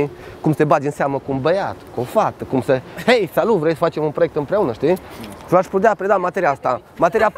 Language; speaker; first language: Romanian; native; Romanian